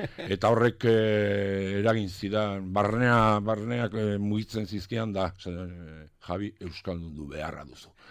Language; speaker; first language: Basque; non-native, local second language; French